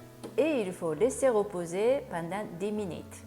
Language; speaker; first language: French; non-native, learner; Japanese